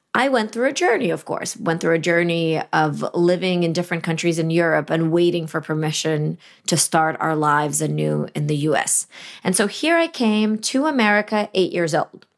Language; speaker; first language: English; early bilingual, other home language; Russian